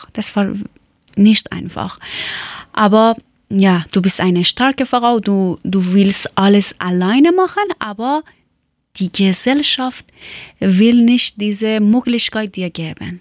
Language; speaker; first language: German; non-native, learner; Persian